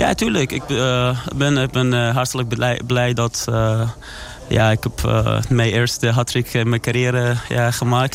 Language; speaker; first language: Dutch; non-native, learner; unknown